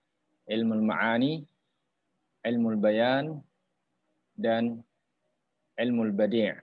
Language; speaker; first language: Arabic; non-native, fluent; Indonesian